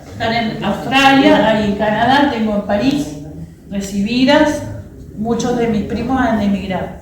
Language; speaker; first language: Spanish; native; Spanish